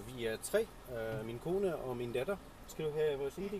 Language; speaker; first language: Danish; non-native, fluent; Polish